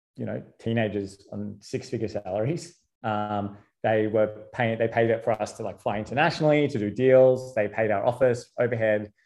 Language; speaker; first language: English; native; English